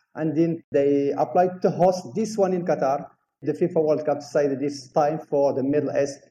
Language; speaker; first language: English; non-native, fluent; Arabic